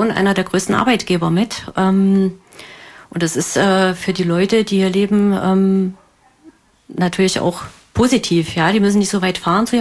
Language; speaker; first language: German; native; German